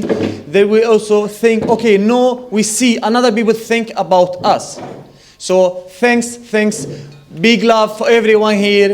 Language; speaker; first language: English; non-native, learner; Arabic